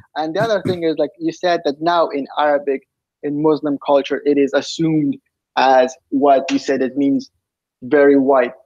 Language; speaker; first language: English; non-native, fluent; Persian